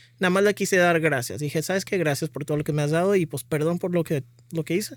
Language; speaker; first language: Spanish; early bilingual, heritage; Spanish